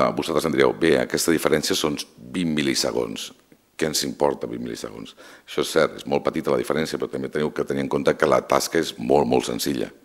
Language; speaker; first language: Catalan; non-native, local second language; Spanish